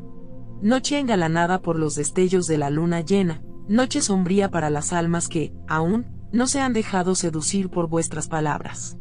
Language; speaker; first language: Spanish; native; Spanish